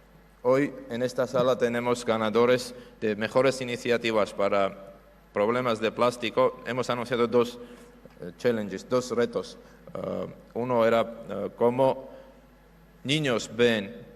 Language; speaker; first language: Spanish; non-native, fluent; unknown